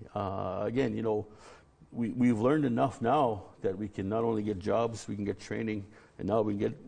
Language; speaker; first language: English; native; English